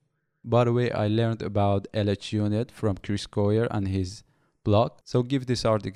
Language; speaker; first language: English; non-native, fluent; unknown